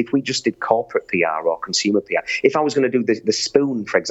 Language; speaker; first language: English; native; English